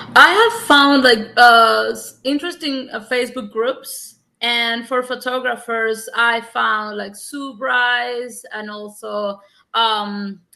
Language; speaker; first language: English; non-native, fluent; Spanish